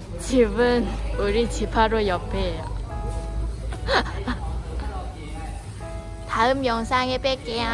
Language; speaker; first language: Korean; non-native, local second language; Vietnamese